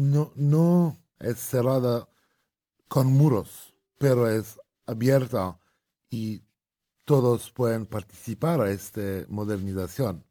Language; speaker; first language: Spanish; non-native, fluent; Arabic